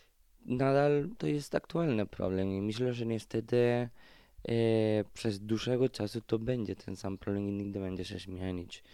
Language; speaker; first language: Polish; non-native, fluent; Spanish